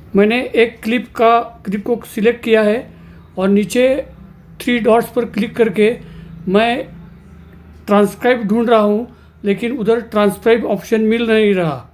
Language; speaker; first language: Hindi; non-native, local second language; Marathi